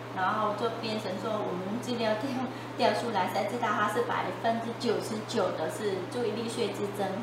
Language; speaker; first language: Chinese; non-native, fluent; Vietnamese